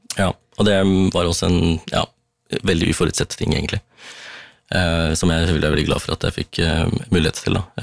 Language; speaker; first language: Norwegian; early bilingual, other home language; Tamil